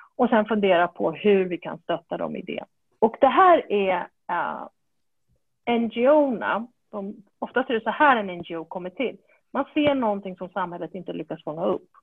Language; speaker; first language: Swedish; early bilingual, other home language; Kurdish